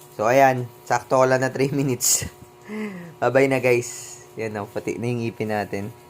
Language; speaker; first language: Filipino; non-native, local second language; Iloko